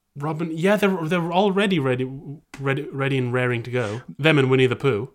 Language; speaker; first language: English; native; English